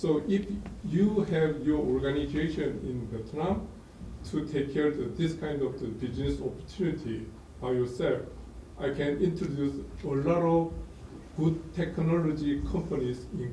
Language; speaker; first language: English; non-native, learner; Korean